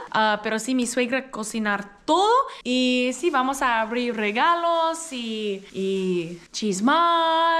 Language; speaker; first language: Spanish; non-native, learner; English